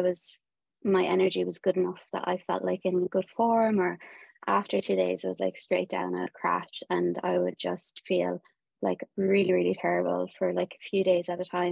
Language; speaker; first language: English; native; English